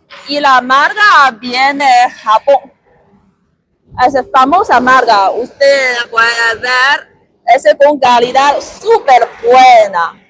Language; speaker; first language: Spanish; non-native, learner; Chinese